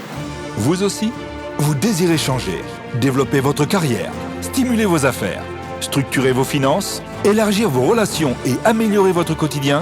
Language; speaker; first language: French; native; French